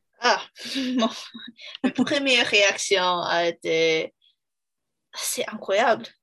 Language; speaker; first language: French; non-native, learner; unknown